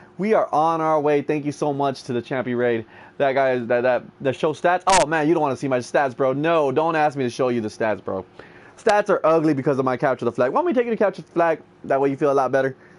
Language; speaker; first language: English; native; English